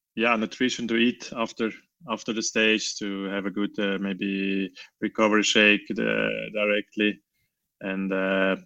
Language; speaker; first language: English; non-native, learner; Romansh